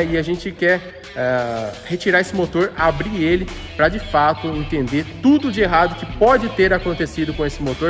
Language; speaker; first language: Portuguese; native; Portuguese